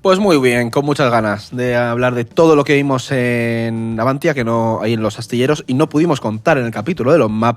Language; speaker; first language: Spanish; native; Spanish